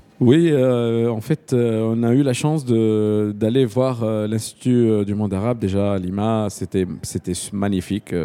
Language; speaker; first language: French; non-native, local second language; Arabic